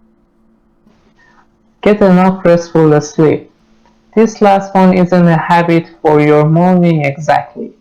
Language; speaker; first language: English; non-native, learner; Persian